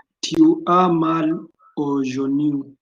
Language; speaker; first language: French; non-native, learner; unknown